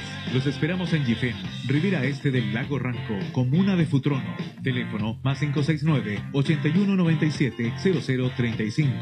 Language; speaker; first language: Spanish; native; Spanish